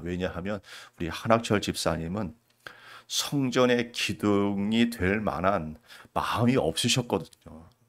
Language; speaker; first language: Korean; native; Korean